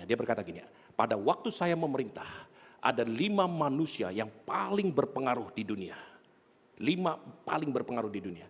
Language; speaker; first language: Indonesian; native; Indonesian